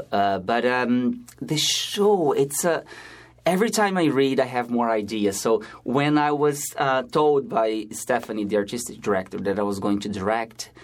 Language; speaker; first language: English; non-native, fluent; Portuguese